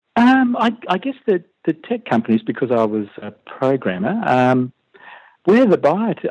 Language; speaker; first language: English; native; English